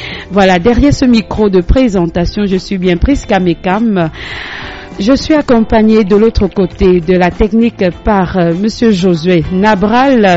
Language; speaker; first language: French; non-native, local second language; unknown